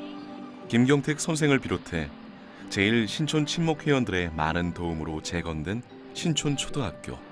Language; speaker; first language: Korean; native; Korean